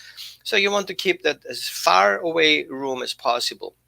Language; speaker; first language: English; non-native, fluent; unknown